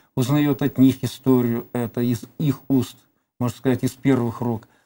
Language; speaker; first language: Russian; native; Russian